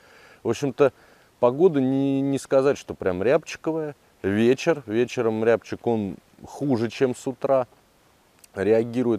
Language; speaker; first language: Russian; native; Russian